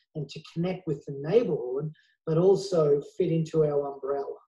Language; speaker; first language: English; native; English